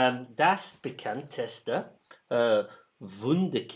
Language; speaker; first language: German; non-native, learner; English